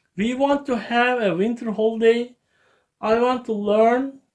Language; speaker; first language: English; non-native, fluent; Turkish